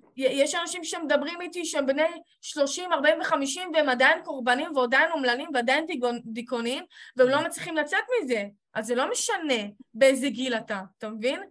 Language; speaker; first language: Hebrew; native; Hebrew